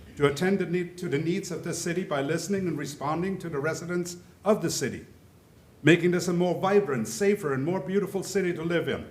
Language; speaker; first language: English; early bilingual, other home language; German